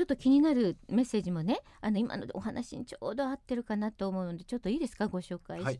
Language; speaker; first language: Japanese; native; Japanese